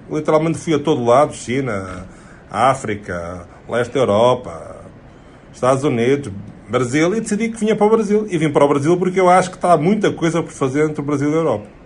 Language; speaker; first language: Portuguese; native; Portuguese